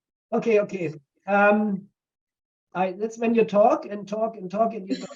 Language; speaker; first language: English; non-native, fluent; German